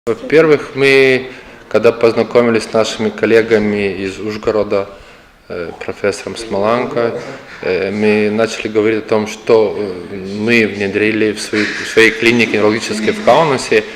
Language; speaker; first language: Russian; non-native, local second language; Lithuanian